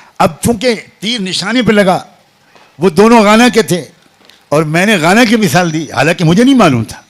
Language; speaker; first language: Urdu; native; Urdu